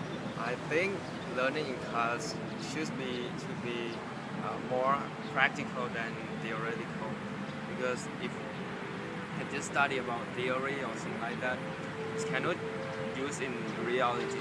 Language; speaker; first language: English; non-native, learner; Thai